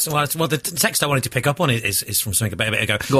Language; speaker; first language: English; native; English